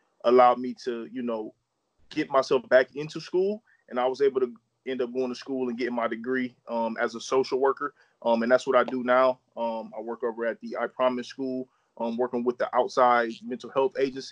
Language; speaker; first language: English; native; English